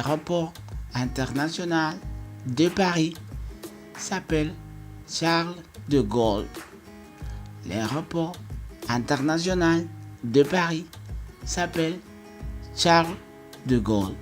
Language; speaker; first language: French; non-native, fluent; Spanish